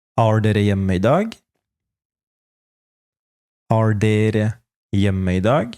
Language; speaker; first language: Norwegian; non-native, fluent; Polish